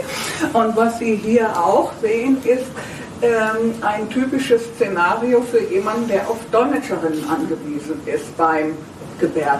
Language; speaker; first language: German; native; German